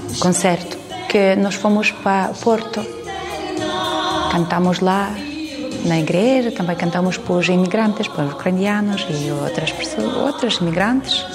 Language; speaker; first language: Portuguese; non-native, learner; Ukrainian